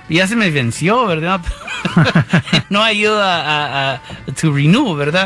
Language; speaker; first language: Spanish; early bilingual, heritage; Spanish